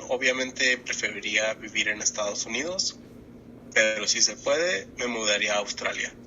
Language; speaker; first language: Spanish; native; Spanish